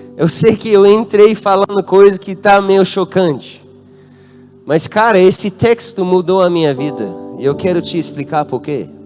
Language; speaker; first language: Portuguese; non-native, fluent; English